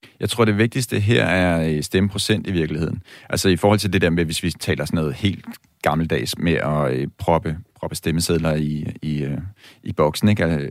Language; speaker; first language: Danish; native; Danish